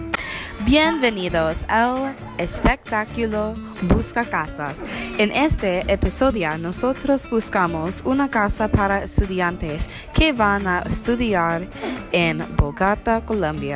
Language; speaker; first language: Spanish; non-native, learner; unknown